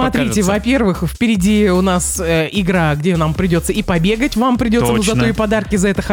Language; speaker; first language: Russian; native; Russian